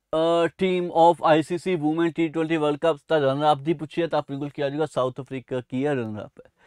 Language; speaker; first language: Hindi; non-native, local second language; Punjabi